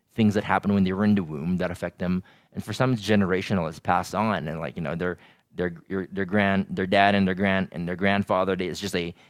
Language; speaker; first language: English; non-native, local second language; Filipino